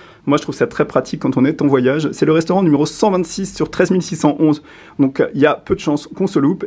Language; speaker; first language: French; native; French